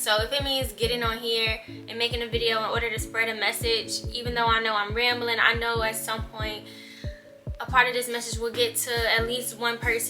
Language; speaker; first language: English; native; English